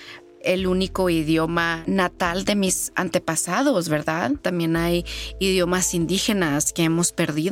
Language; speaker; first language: Spanish; early bilingual, heritage; Spanish